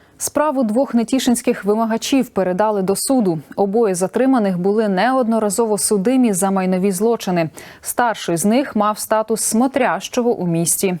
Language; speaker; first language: Ukrainian; native; Ukrainian